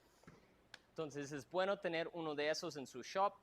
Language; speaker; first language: Spanish; non-native, fluent; English